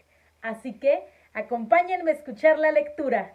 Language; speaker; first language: Spanish; native; Spanish